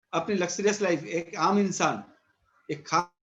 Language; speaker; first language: Hindi; native; Hindi